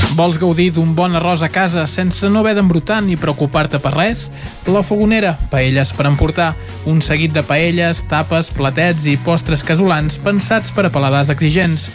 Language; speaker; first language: Catalan; native; Catalan